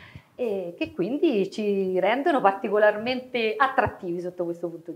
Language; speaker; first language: Italian; native; Italian